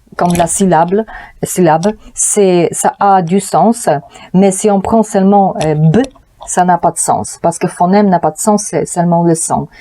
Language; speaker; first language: French; non-native, fluent; Polish